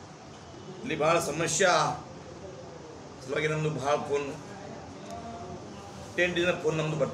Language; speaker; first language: Kannada; non-native, local second language; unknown